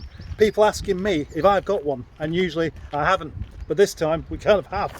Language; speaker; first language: English; native; English